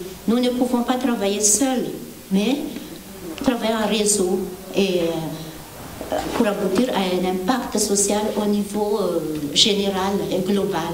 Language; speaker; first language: French; non-native, local second language; Malagasy